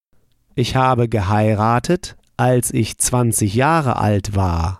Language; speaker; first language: German; non-native, fluent; English